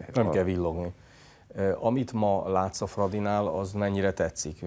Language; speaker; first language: Hungarian; native; Hungarian